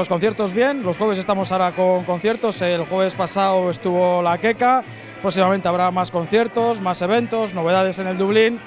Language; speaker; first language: Spanish; native; Spanish